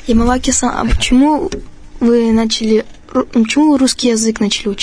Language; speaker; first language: Russian; native; Russian